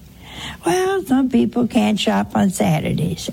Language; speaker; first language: English; native; English